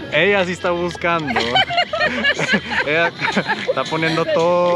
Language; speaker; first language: Spanish; non-native, learner; English